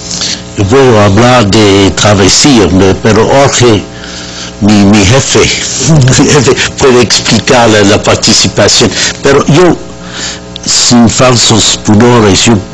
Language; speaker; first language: Spanish; non-native, fluent; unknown